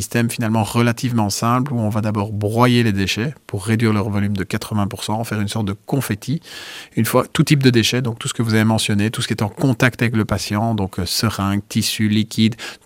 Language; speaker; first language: French; native; French